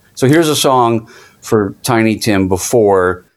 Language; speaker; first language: English; native; English